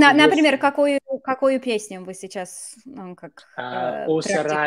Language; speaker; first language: Russian; non-native, fluent; English